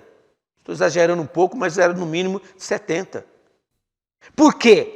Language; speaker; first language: Portuguese; native; Portuguese